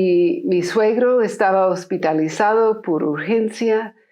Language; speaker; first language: Spanish; non-native, fluent; English